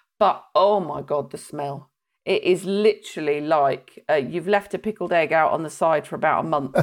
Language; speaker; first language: English; native; English